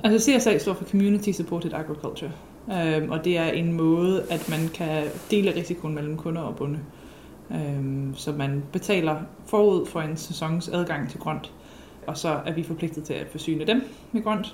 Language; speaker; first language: Danish; non-native, fluent; English